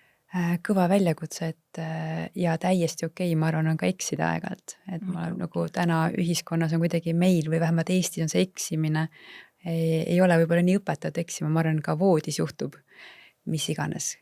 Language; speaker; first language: Estonian; native; Estonian